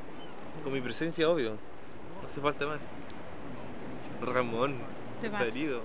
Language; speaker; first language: Spanish; native; Spanish